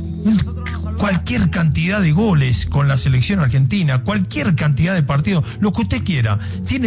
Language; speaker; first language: Spanish; native; Spanish